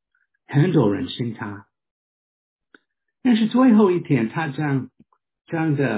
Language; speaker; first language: Chinese; non-native, fluent; English